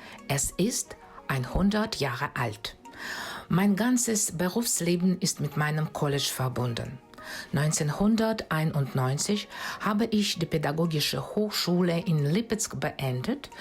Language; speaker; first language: German; non-native, fluent; Russian